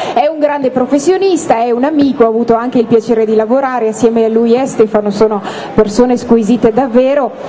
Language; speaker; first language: Italian; native; Italian